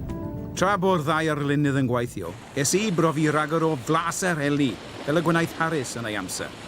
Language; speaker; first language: Welsh; native; Welsh